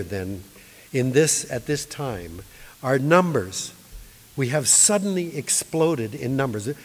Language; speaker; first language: English; native; English